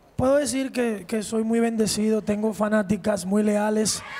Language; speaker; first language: Spanish; early bilingual, heritage; Spanish